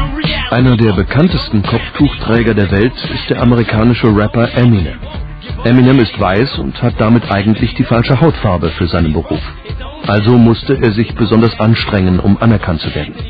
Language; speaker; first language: German; native; German